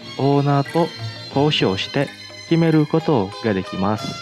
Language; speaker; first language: Japanese; non-native, fluent; Indonesian